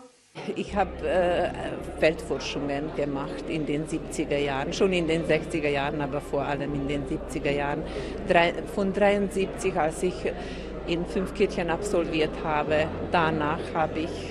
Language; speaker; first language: German; non-native, local second language; Hungarian